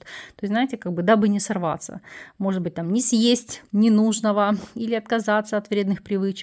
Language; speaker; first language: Russian; native; Russian